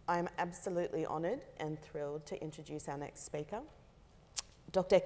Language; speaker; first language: English; native; English